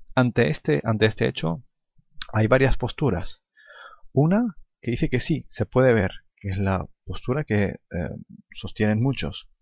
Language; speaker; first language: Spanish; non-native, fluent; Arabic